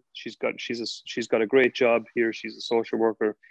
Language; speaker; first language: English; native; English